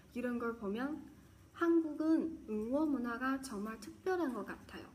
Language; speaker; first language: Korean; non-native, fluent; Chinese